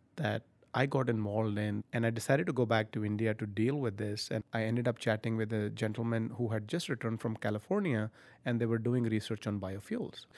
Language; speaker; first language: English; non-native, local second language; Punjabi